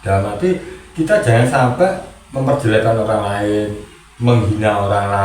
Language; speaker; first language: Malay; non-native, local second language; Javanese